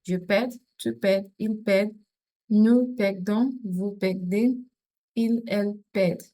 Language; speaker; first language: French; non-native, fluent; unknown